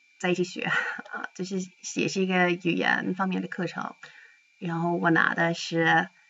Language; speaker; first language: Chinese; non-native, fluent; English